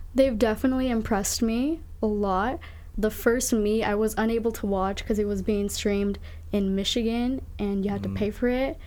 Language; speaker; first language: English; native; English